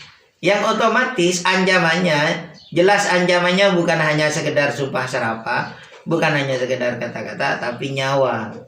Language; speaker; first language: Indonesian; native; Indonesian